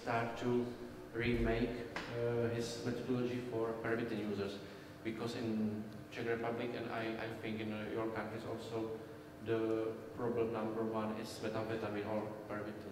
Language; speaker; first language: English; non-native, learner; Czech